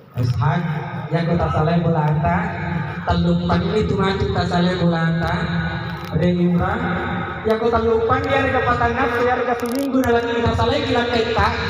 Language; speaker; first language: Indonesian; non-native, local second language; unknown